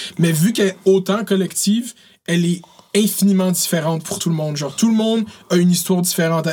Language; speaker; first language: French; early bilingual, other home language; Arabic